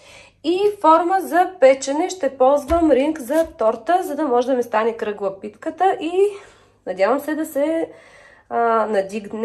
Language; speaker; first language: Bulgarian; native; Bulgarian